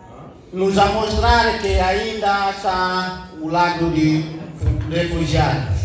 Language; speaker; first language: Portuguese; non-native, learner; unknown